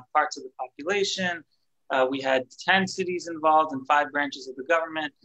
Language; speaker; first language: English; native; English